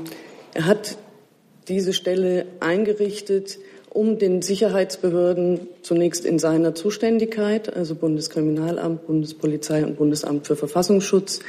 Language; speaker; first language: German; native; German